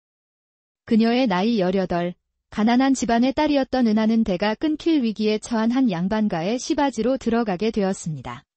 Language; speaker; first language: Korean; native; Korean